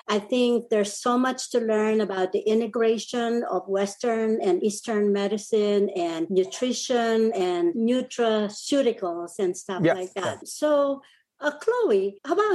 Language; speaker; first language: English; non-native, local second language; Pampanga